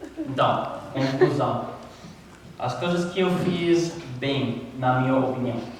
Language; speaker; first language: Portuguese; non-native, learner; English